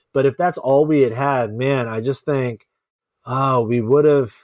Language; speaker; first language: English; native; English